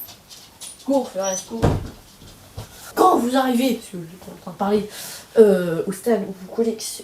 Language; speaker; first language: French; native; French